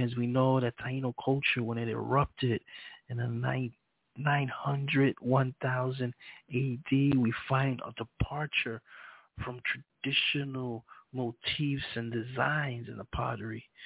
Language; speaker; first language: English; early bilingual, other home language; Spanish